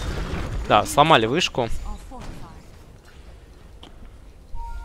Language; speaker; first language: Russian; native; Russian